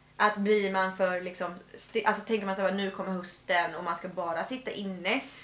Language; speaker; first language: Swedish; native; Swedish